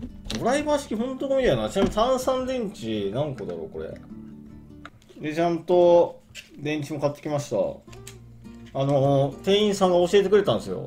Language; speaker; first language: Japanese; native; Japanese